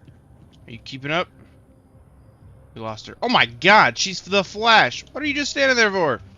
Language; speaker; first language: English; native; English